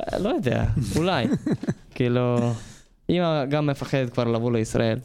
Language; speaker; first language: Hebrew; non-native, learner; Ukrainian